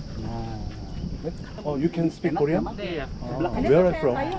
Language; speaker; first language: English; non-native, learner; Korean